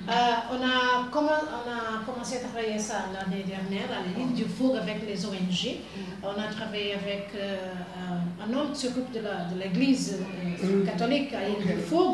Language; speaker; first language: French; non-native, fluent; Portuguese